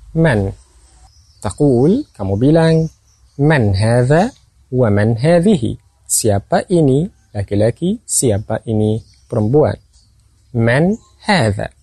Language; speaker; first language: Indonesian; non-native, fluent; Arabic